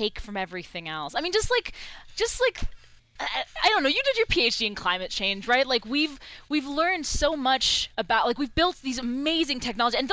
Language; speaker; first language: English; early bilingual, other home language; Persian